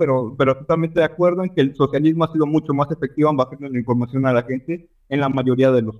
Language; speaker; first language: Spanish; native; Spanish